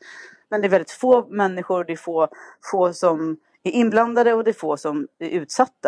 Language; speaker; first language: Swedish; native; Swedish